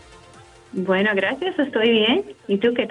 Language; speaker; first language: Spanish; non-native, fluent; English